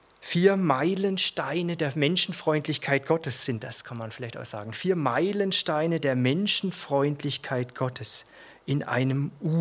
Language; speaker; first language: German; native; German